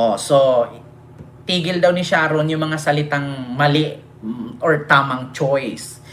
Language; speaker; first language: Filipino; non-native, local second language; Cebuano